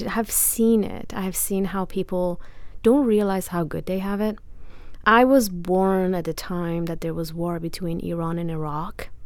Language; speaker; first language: English; non-native, fluent; Persian